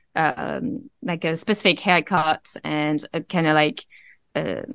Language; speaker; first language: English; non-native, fluent; French